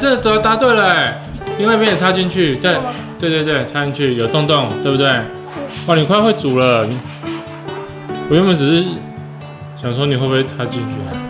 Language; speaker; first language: Chinese; native; Chinese